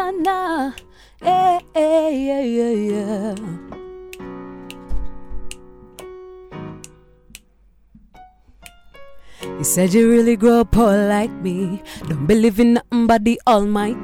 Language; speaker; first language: English; non-native, local second language; Kamba